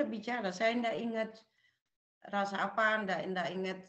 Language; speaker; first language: Indonesian; non-native, local second language; Javanese